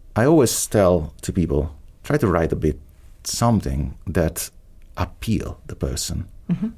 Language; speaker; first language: English; non-native, fluent; Italian